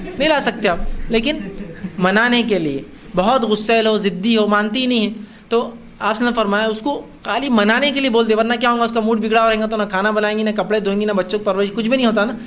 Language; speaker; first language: Urdu; native; Urdu